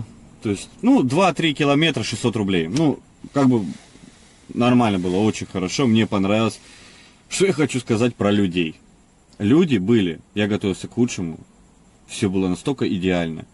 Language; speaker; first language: Russian; native; Russian